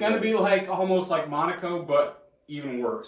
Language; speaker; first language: English; native; English